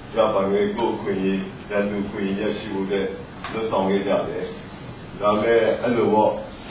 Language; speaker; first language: Burmese; non-native, local second language; Mon